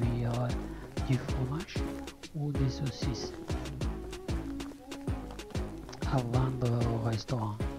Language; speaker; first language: French; non-native, learner; Italian